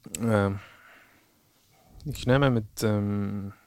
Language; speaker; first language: German; non-native, fluent; Czech